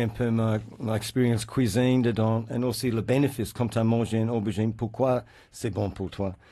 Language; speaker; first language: French; non-native, learner; English